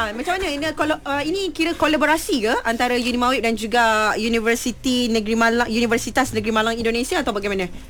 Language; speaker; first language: Malay; native; Malay